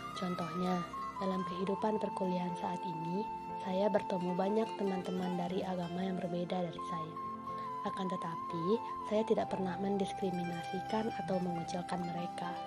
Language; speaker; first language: Indonesian; non-native, local second language; Minangkabau